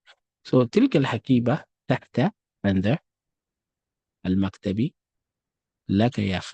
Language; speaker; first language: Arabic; non-native, fluent; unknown